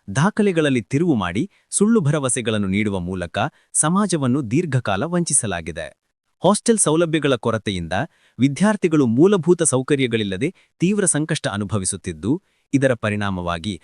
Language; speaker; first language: Kannada; native; Kannada